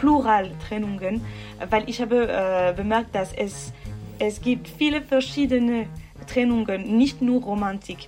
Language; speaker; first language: German; non-native, learner; French